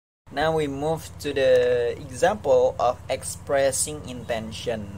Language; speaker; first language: English; non-native, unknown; Indonesian